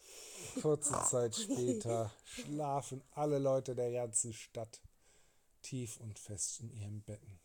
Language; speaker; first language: German; native; German